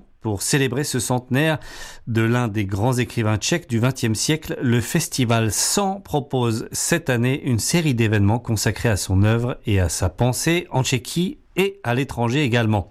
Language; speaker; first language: French; native; French